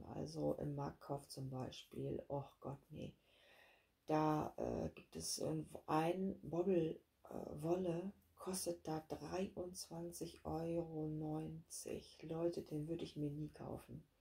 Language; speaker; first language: German; native; German